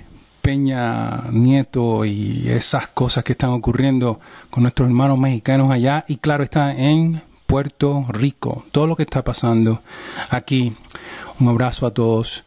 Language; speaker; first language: Spanish; native; Spanish